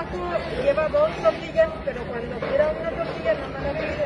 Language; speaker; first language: Spanish; native; Spanish